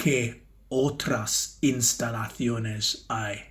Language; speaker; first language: Spanish; non-native, fluent; English